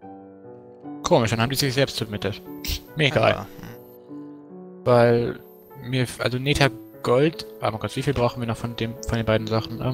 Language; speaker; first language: German; native; German